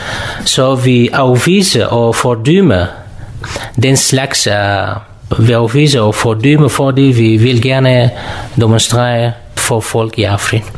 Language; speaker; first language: Danish; non-native, learner; Kurdish